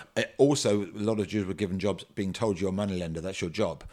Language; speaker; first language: English; native; English